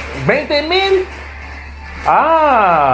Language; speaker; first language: Spanish; non-native, learner; English